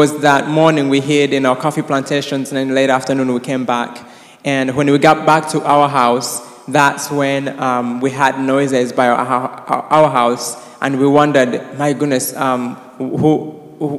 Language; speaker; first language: English; non-native, local second language; Kinyarwanda